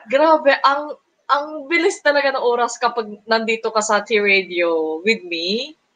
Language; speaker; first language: Filipino; native; Filipino